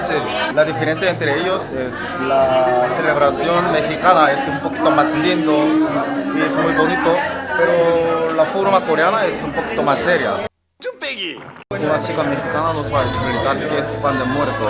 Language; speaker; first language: Spanish; non-native, fluent; Korean